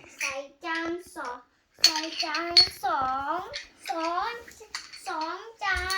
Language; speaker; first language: Thai; early bilingual, heritage; Thai